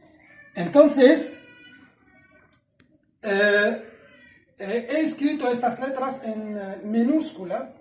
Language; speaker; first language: Spanish; non-native, fluent; Arabic